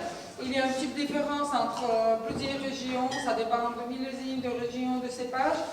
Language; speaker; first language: French; non-native, fluent; Georgian